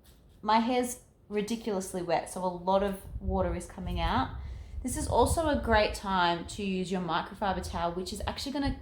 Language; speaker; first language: English; native; English